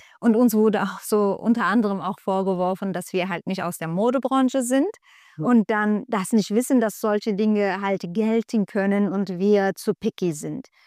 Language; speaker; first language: German; non-native, fluent; Turkish